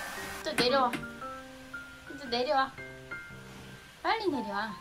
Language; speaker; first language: Korean; native; Korean